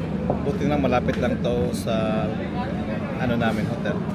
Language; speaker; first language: Filipino; native; Filipino